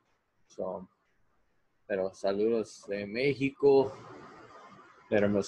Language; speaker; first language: Spanish; non-native, learner; English